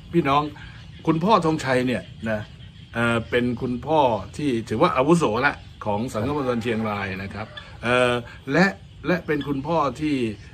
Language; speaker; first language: Thai; native; Thai